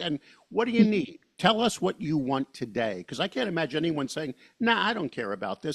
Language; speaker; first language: English; native; English